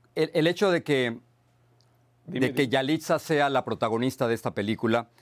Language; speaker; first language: Spanish; native; Spanish